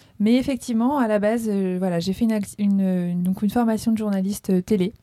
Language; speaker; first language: French; native; French